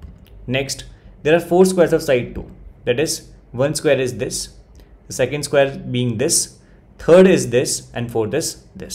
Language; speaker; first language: English; non-native, local second language; Hindi